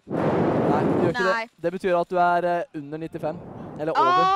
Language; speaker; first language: Norwegian; native; Norwegian